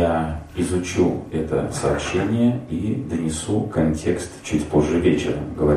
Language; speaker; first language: Russian; native; Russian